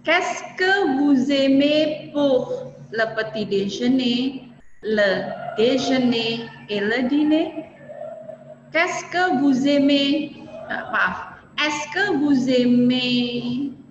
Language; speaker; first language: French; non-native, fluent; Indonesian